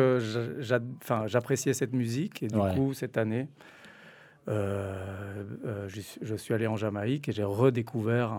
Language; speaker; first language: French; native; French